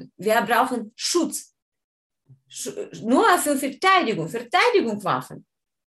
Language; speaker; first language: German; non-native, learner; Ukrainian